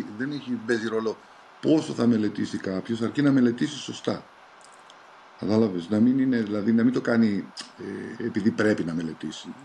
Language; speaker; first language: Greek; early bilingual, heritage; Greek